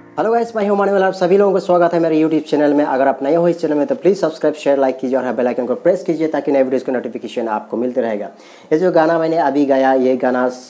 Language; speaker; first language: Hindi; non-native, local second language; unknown